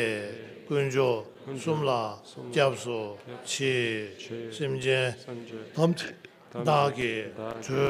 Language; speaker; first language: Russian; non-native, learner; Tibetan